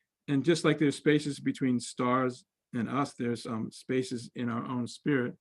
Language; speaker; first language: English; native; English